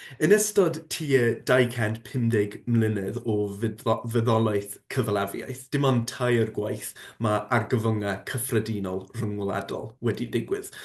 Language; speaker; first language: Welsh; non-native, fluent; English